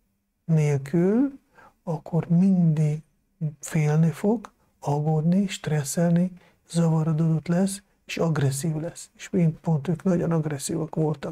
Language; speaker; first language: Hungarian; non-native, fluent; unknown